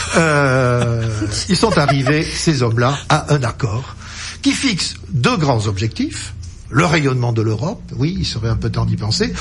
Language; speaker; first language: French; native; French